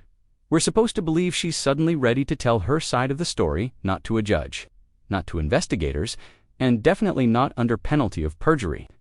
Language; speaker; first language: English; native; English